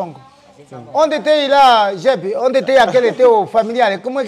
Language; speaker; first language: Portuguese; non-native, local second language; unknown